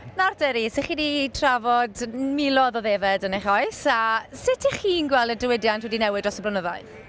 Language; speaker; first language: Welsh; native; Welsh